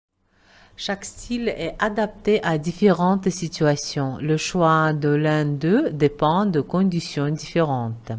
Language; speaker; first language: French; non-native, fluent; Uzbek